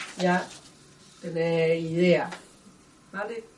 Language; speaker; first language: Spanish; non-native, learner; Chinese